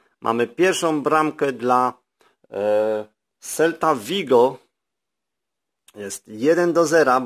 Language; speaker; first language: Polish; native; Polish